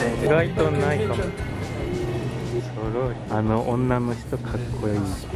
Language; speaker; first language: Japanese; native; Japanese